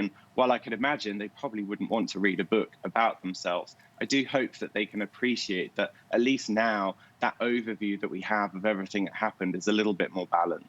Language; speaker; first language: English; native; English